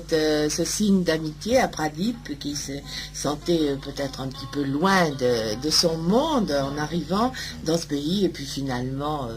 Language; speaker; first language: French; native; French